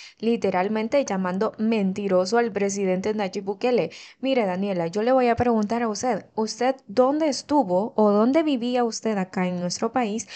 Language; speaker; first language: Spanish; native; Spanish